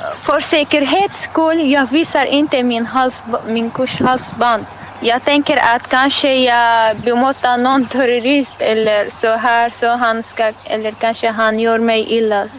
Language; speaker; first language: Swedish; non-native, learner; Arabic